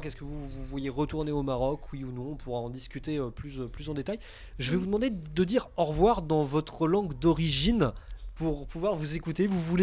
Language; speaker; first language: French; native; French